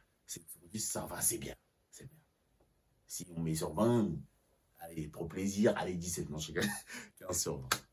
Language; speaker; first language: French; native; French